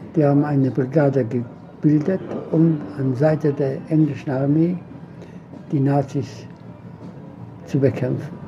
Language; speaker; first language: German; non-native, fluent; Polish